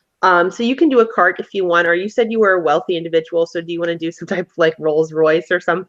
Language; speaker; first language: English; native; English